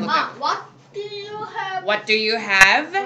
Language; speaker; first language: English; non-native, learner; Korean